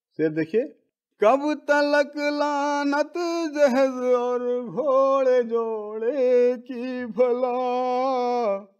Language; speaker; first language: Urdu; native; Urdu